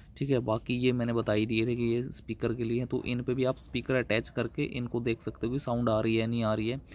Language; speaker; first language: Hindi; native; Hindi